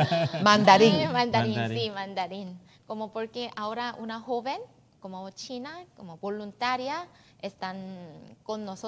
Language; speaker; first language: Spanish; non-native, learner; Korean